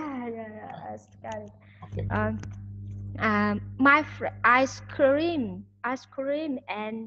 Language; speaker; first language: English; non-native, learner; Vietnamese